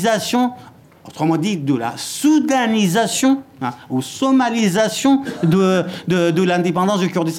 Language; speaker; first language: French; non-native, fluent; Kurdish